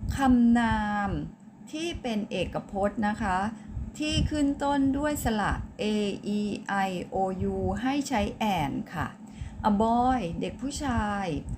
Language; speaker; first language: Thai; native; Thai